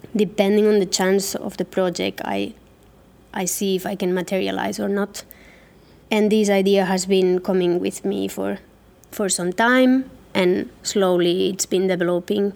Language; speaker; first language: English; non-native, fluent; Catalan